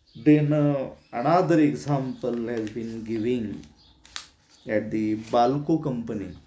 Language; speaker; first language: English; non-native, local second language; Marathi